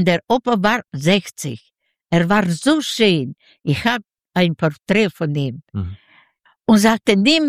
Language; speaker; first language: German; non-native, learner; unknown